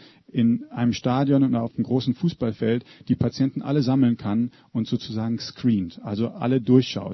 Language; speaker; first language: German; native; German